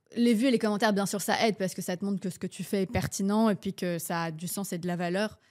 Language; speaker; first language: French; early bilingual, heritage; French